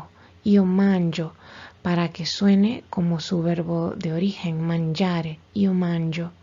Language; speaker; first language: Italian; non-native, fluent; Spanish